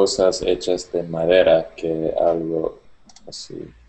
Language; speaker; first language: Spanish; non-native, learner; English